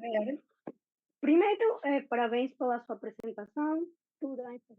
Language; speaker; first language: Portuguese; non-native, fluent; Spanish